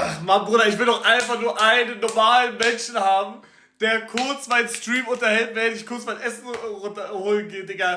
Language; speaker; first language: German; native; German